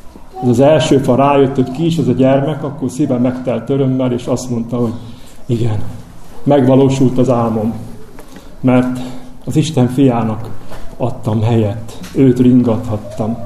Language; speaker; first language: Hungarian; native; Hungarian